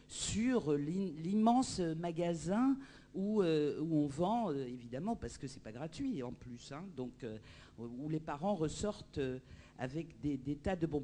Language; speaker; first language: French; native; French